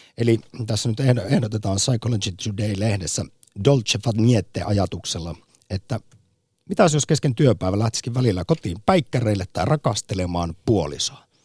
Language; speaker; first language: Finnish; native; Finnish